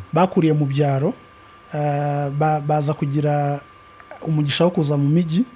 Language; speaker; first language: Kinyarwanda; native; Kinyarwanda